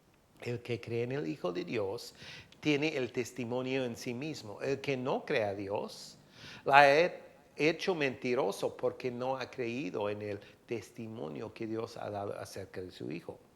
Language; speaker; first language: Spanish; non-native, fluent; English